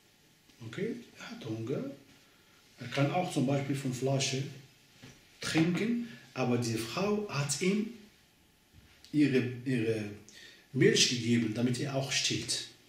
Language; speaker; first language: German; non-native, learner; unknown